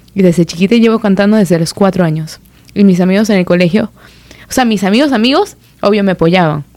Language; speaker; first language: Spanish; native; Spanish